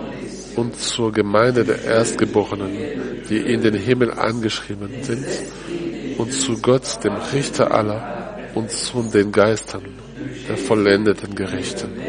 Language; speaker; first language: German; non-native, fluent; French